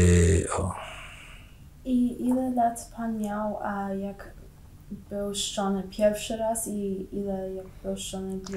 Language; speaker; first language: Polish; early bilingual, heritage; Polish